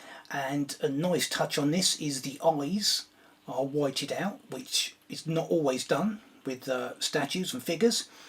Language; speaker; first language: English; native; English